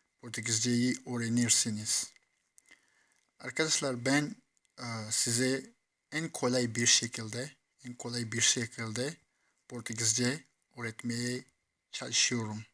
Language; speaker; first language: Turkish; non-native, fluent; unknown